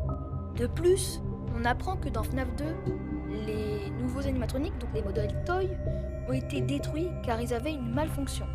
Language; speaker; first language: French; native; French